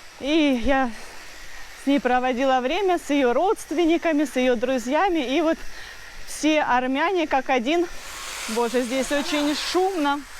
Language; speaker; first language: Russian; native; Russian